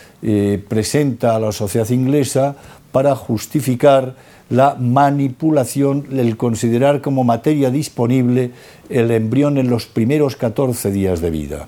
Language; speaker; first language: Spanish; native; Spanish